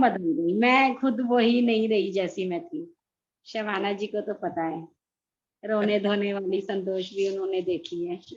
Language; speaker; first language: Hindi; native; Hindi